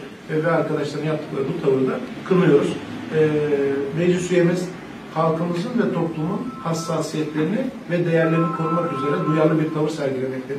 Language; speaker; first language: Turkish; native; Turkish